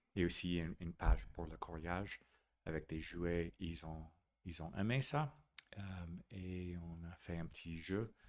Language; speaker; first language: French; non-native, fluent; English